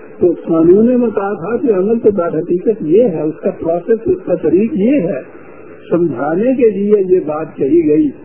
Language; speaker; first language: Urdu; non-native, local second language; Punjabi